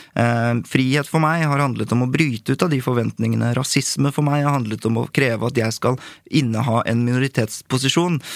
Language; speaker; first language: Norwegian; early bilingual, other home language; Korean